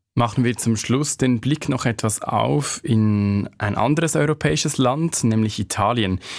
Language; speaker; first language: German; native; German